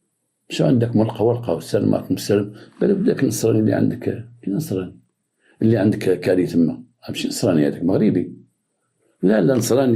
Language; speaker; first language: Arabic; native; Arabic